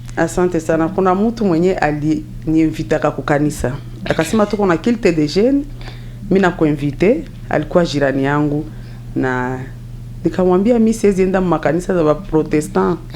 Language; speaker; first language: Swahili; native; Swahili